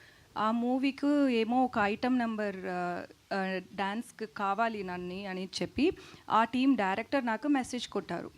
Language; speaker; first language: Telugu; non-native, learner; Tamil